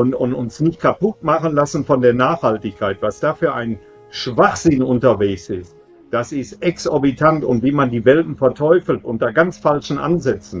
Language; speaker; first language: German; native; German